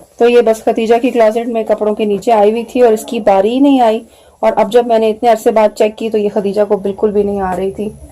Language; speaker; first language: Urdu; native; Urdu